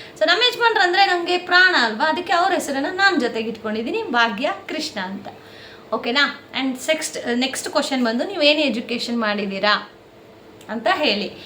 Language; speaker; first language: Kannada; non-native, local second language; Telugu